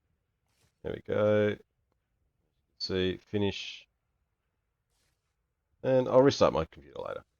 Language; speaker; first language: English; native; English